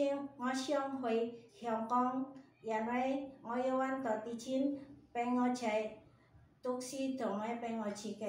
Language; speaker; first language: Cantonese; non-native, learner; Indonesian